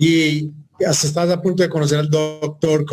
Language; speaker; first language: Spanish; native; Spanish